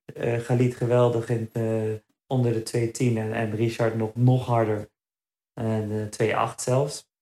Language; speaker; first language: Dutch; early bilingual, other home language; Berber languages